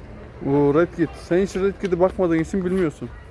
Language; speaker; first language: Turkish; native; Turkish